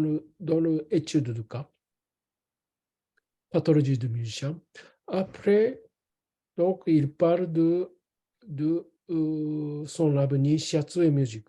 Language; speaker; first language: French; non-native, learner; Japanese